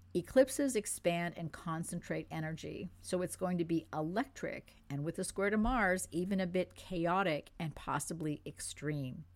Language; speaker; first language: English; non-native, fluent; French